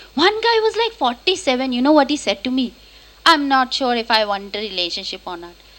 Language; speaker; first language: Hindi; non-native, local second language; Bangla